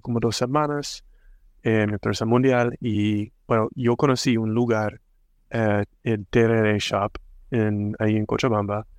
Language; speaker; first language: Spanish; non-native, fluent; English